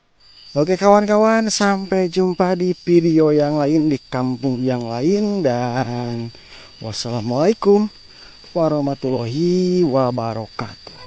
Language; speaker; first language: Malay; non-native, local second language; Sundanese